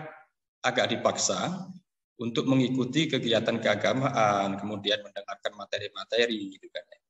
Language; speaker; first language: Indonesian; native; Indonesian